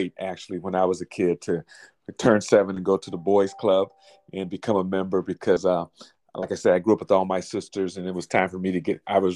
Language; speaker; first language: English; native; English